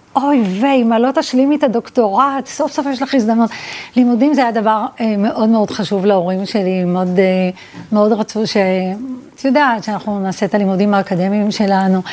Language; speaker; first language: Hebrew; early bilingual, other home language; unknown